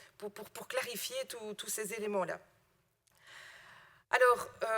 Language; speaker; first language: French; native; French